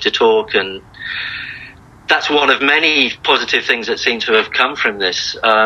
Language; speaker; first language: English; native; English